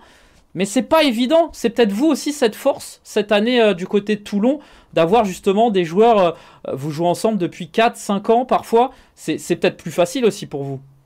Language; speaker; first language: French; native; French